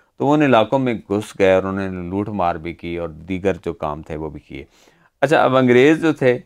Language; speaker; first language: Urdu; native; Urdu